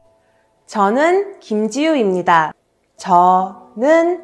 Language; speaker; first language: Korean; non-native, learner; Sinhala